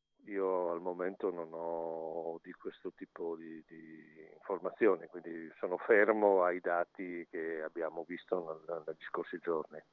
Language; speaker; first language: Italian; native; Italian